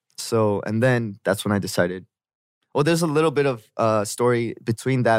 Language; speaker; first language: English; early bilingual, other home language; Korean